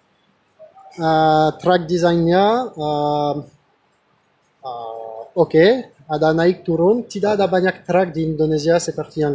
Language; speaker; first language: Indonesian; non-native, fluent; French